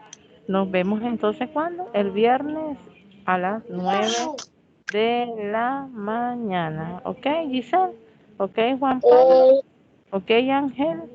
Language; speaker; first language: Spanish; native; Spanish